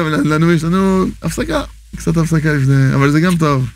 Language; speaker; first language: Hebrew; non-native, fluent; French